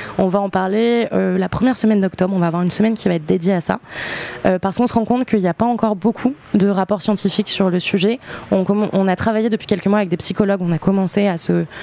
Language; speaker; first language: French; native; French